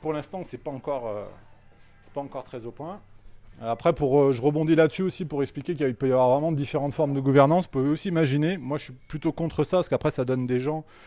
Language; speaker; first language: French; native; French